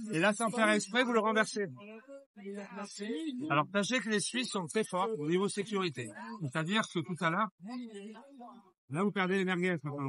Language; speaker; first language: French; native; French